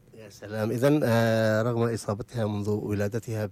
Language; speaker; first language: Arabic; native; Arabic